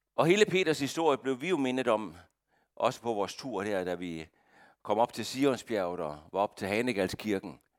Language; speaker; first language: Danish; native; Danish